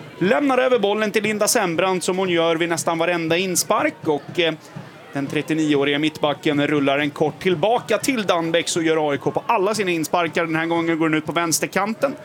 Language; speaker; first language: Swedish; native; Swedish